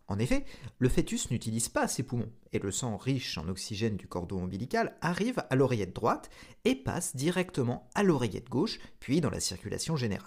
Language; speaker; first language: French; native; French